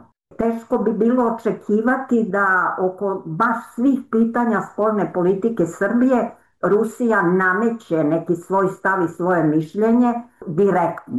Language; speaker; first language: Serbian; native; Serbian